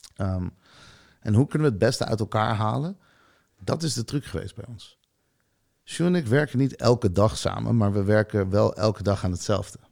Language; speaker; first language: Dutch; early bilingual, other home language; Hebrew